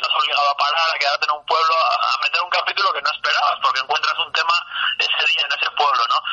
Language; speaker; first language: Spanish; native; Spanish